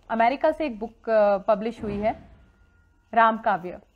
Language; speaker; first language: Hindi; native; Hindi